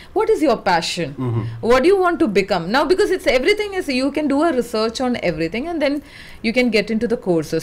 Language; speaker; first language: English; non-native, local second language; Malayalam